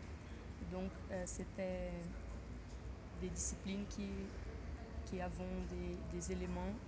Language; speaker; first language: French; non-native, fluent; Portuguese